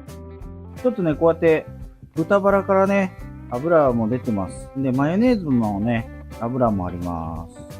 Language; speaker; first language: Japanese; native; Japanese